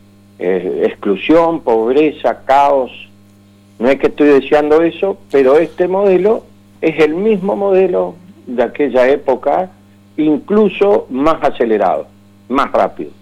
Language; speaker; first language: Spanish; native; Spanish